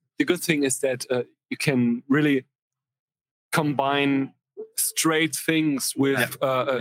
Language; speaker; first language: English; non-native, fluent; German